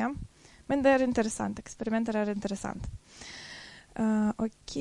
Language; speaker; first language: Norwegian; non-native, fluent; Russian